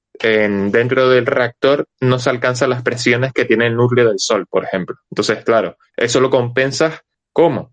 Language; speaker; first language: Spanish; native; Spanish